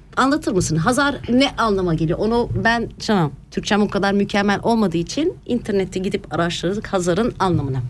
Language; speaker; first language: Turkish; early bilingual, heritage; Turkish